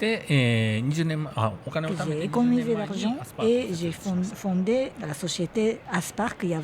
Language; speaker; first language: French; non-native, fluent; Japanese